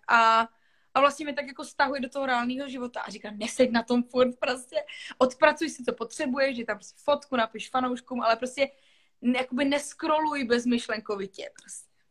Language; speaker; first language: Czech; non-native, local second language; Polish